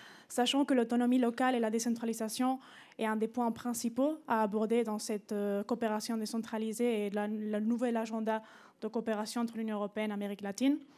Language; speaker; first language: French; non-native, fluent; Spanish